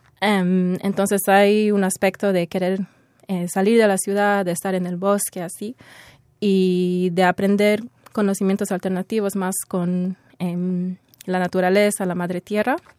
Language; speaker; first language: Spanish; early bilingual, heritage; Spanish